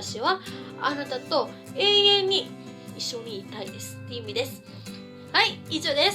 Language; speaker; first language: Japanese; non-native, fluent; Cebuano